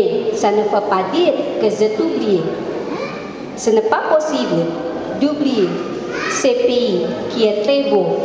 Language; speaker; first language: French; non-native, learner; Indonesian